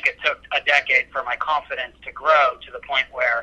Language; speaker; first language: English; native; English